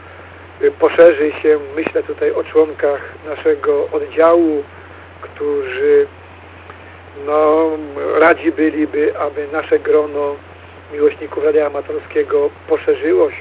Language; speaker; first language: Polish; native; Polish